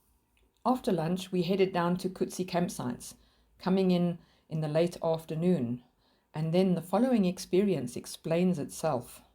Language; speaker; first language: English; native; English